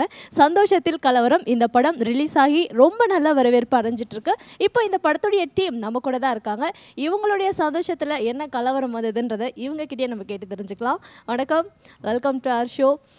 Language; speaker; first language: Tamil; native; Tamil